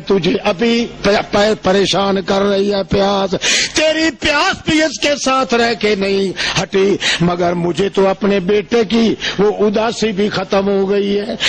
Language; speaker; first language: Urdu; non-native, local second language; Saraiki